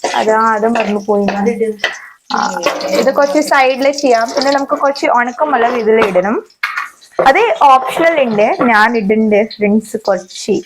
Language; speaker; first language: Malayalam; non-native, learner; Kannada